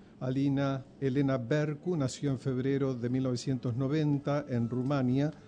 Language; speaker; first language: Spanish; native; Spanish